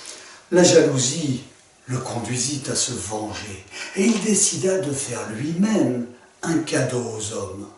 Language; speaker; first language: French; native; French